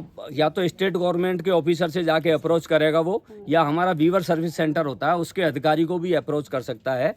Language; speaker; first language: Hindi; native; Hindi